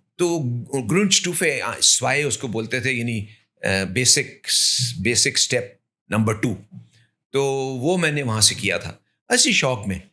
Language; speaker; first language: Urdu; native; Urdu